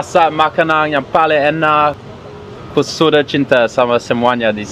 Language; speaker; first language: Indonesian; non-native, fluent; English